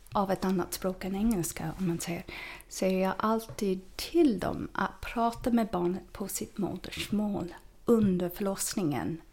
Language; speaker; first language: Swedish; non-native, fluent; English